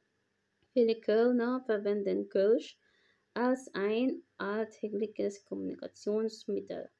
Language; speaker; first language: German; non-native, fluent; Filipino